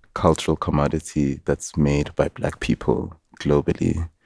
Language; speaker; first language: English; non-native, local second language; Zulu